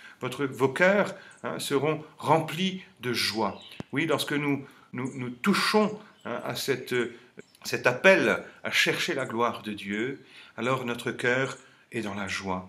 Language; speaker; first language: French; native; French